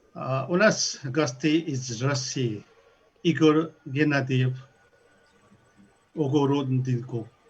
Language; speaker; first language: Russian; non-native, learner; Nepali